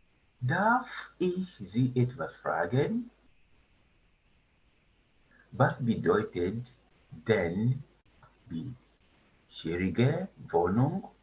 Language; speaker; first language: German; non-native, fluent; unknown